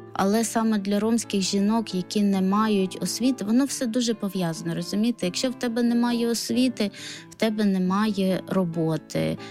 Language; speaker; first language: Ukrainian; non-native, local second language; Romany